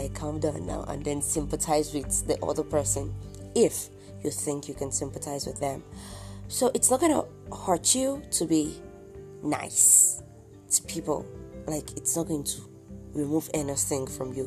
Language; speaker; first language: English; non-native, local second language; Yoruba